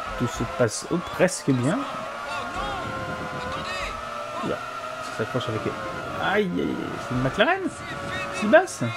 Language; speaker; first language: French; native; French